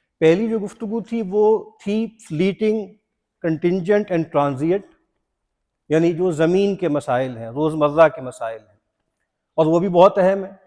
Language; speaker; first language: Urdu; non-native, local second language; Punjabi